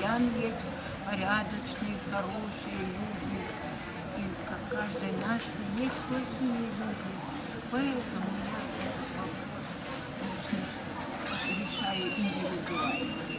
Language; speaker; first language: Russian; non-native, local second language; Ukrainian